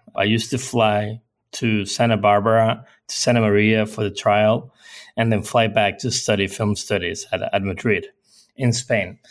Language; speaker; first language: English; non-native, fluent; Spanish